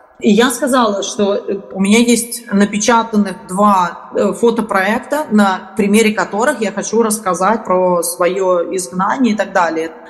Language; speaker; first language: Russian; native; Russian